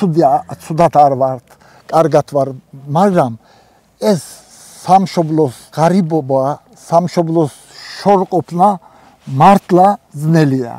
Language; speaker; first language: Georgian; early bilingual, heritage; Georgian